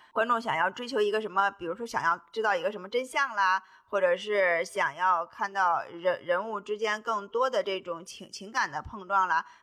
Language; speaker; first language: Chinese; native; Chinese